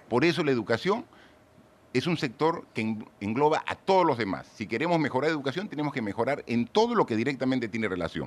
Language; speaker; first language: Spanish; native; Spanish